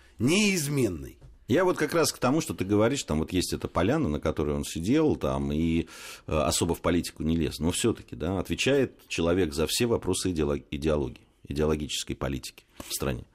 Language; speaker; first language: Russian; native; Russian